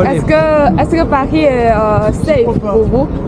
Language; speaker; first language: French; non-native, learner; Chinese